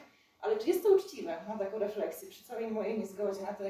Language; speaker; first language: Polish; native; Polish